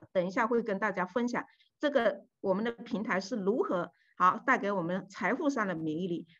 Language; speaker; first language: Chinese; native; Chinese